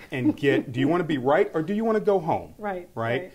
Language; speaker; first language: English; native; English